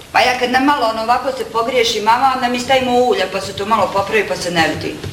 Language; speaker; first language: Bosnian; native; Bosnian